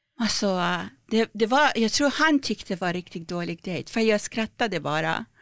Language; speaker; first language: Swedish; non-native, fluent; Persian